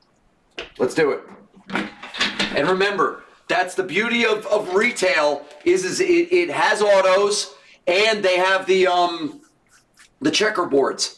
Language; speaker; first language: English; native; English